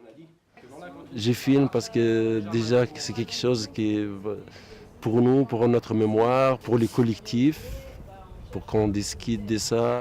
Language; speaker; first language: French; non-native, local second language; Arabic